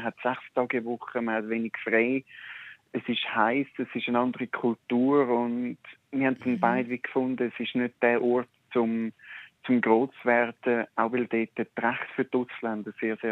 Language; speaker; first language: German; native; German